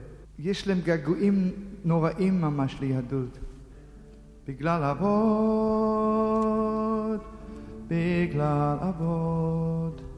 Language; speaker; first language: Hebrew; non-native, fluent; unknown